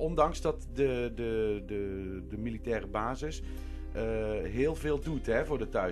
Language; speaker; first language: Dutch; native; Dutch